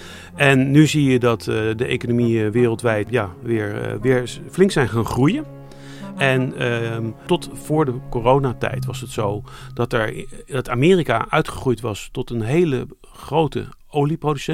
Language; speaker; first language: Dutch; native; Dutch